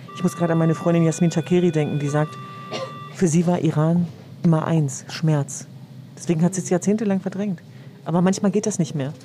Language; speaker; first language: German; native; German